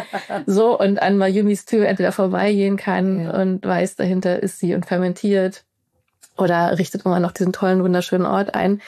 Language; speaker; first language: German; native; German